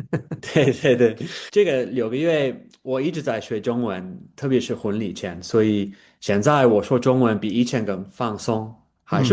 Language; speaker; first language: Chinese; non-native, learner; English